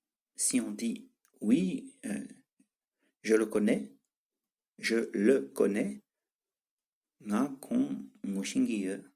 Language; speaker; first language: French; non-native, fluent; Tibetan